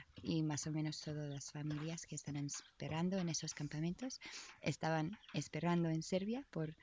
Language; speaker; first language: Spanish; non-native, learner; English